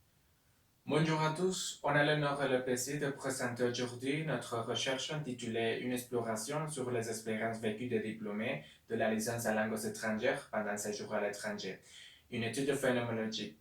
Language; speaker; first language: French; non-native, learner; Spanish